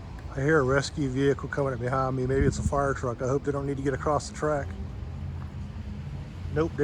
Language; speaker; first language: English; native; English